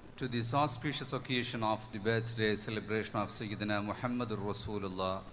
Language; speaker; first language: English; non-native, local second language; Malayalam